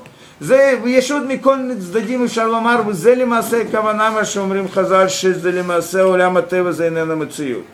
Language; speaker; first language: Hebrew; non-native, fluent; Russian